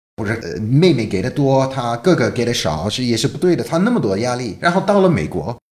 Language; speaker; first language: Chinese; non-native, fluent; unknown